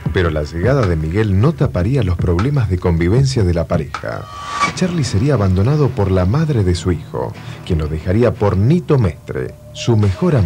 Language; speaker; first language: Spanish; native; Spanish